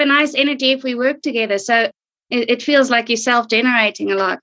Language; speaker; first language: English; non-native, local second language; Afrikaans